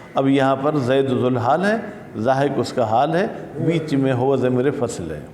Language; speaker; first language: Urdu; non-native, local second language; Sindhi